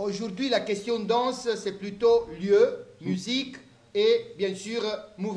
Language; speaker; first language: French; native; French